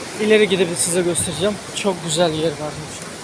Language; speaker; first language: Turkish; non-native, learner; Hindi